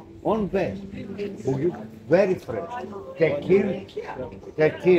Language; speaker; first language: Turkish; non-native, learner; Greek